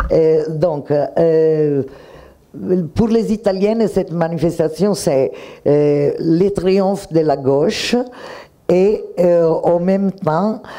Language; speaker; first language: French; non-native, fluent; Italian